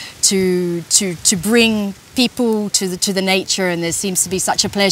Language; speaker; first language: English; native; English